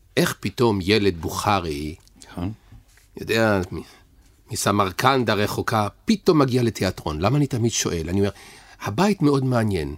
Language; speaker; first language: Hebrew; native; Hebrew